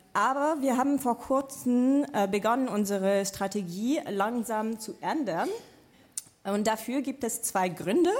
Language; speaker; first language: German; non-native, fluent; French